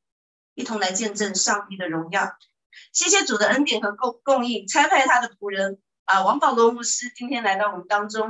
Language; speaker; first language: Chinese; native; Chinese